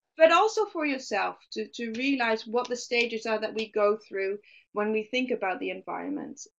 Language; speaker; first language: English; non-native, fluent; Dutch